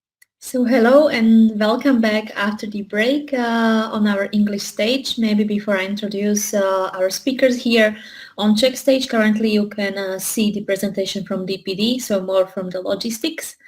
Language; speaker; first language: English; non-native, fluent; Czech